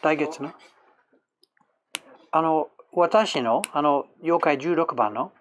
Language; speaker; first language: Japanese; non-native, fluent; English